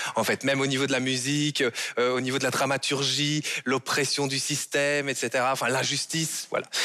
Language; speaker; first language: French; native; French